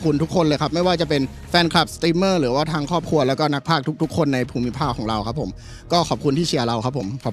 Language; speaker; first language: Thai; native; Thai